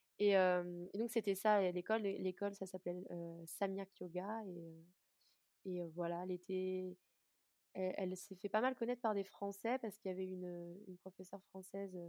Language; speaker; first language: French; native; French